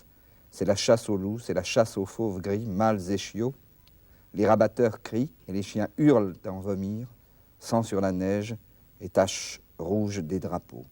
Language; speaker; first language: French; native; French